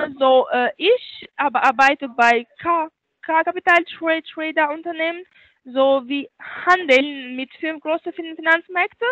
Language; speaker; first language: German; non-native, learner; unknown